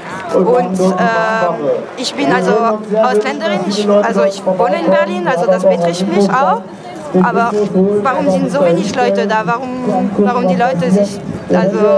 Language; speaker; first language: German; non-native, fluent; French